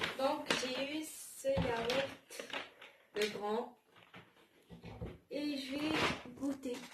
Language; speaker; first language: French; non-native, local second language; Arabic